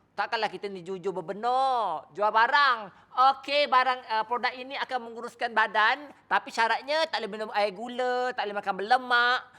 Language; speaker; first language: Malay; native; Malay